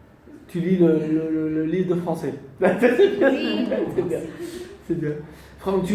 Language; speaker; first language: French; non-native, fluent; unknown